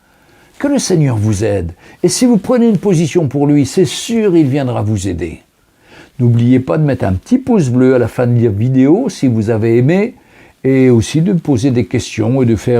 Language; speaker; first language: French; native; French